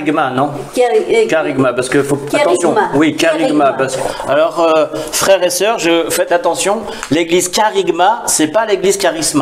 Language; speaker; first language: French; native; French